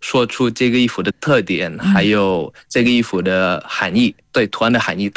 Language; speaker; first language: Chinese; non-native, fluent; Indonesian